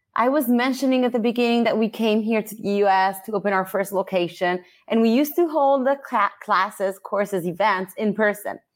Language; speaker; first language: English; non-native, fluent; Italian